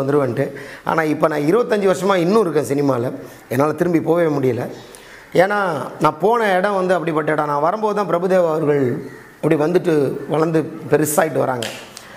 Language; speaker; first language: Tamil; native; Tamil